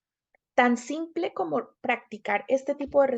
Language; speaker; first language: Spanish; native; Spanish